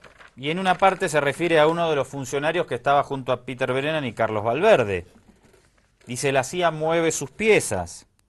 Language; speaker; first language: Spanish; native; Spanish